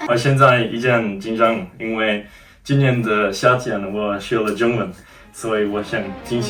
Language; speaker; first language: Chinese; non-native, learner; German